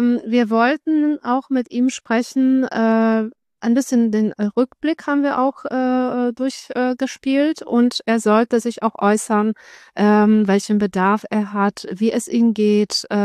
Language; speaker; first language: German; non-native, fluent; Polish